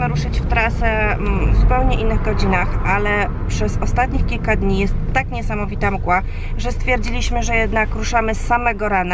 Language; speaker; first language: Polish; native; Polish